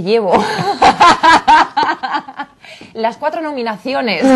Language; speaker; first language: Spanish; native; Spanish